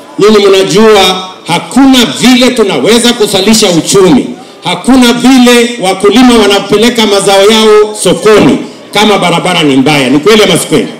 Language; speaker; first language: Swahili; non-native, local second language; Kalenjin